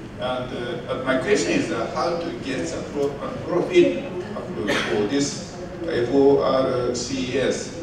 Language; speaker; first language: English; non-native, learner; Japanese